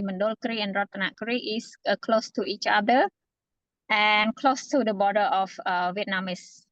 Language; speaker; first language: English; non-native, fluent; Khmer